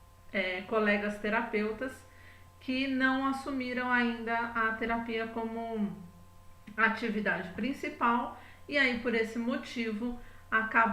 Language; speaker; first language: Portuguese; native; Portuguese